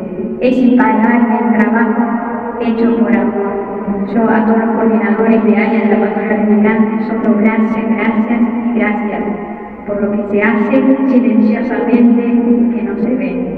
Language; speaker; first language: Spanish; native; Spanish